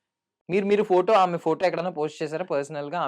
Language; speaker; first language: Telugu; native; Telugu